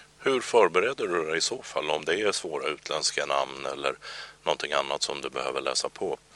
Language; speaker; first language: Swedish; native; Swedish